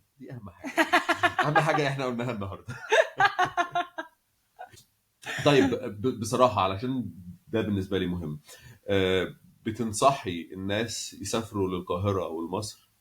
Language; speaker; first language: Arabic; native; Arabic